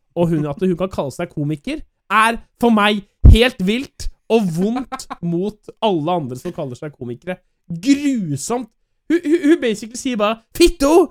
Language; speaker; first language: Norwegian; native; Norwegian